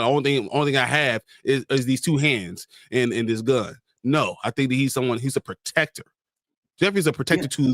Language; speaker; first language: English; native; English